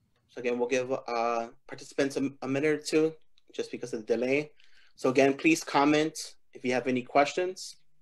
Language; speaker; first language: English; early bilingual, other home language; Spanish